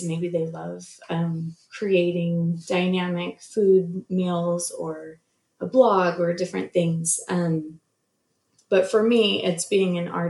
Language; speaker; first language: English; native; English